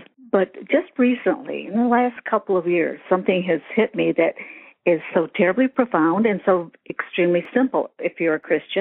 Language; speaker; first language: English; native; English